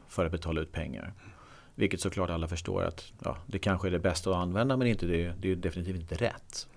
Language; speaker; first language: Swedish; native; Swedish